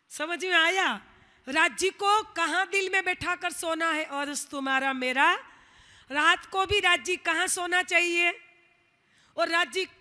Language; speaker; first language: Hindi; non-native, local second language; Gujarati